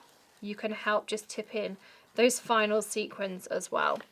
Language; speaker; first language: English; native; English